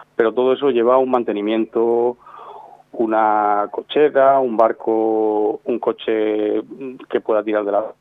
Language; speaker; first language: Spanish; native; Spanish